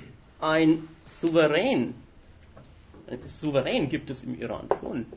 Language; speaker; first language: German; native; German